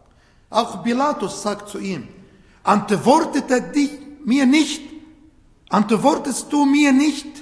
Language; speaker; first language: German; non-native, fluent; Arabic